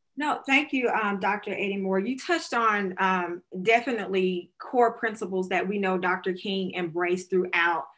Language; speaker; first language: English; native; English